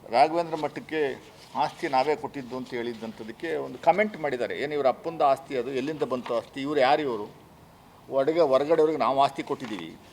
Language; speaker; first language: Kannada; native; Kannada